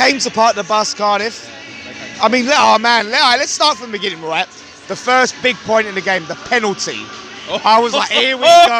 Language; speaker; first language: English; native; English